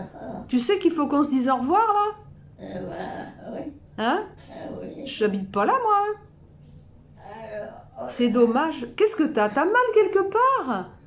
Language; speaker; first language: French; native; French